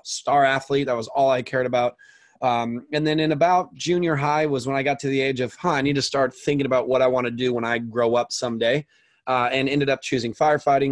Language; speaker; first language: English; native; English